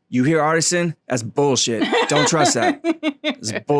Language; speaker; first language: English; native; English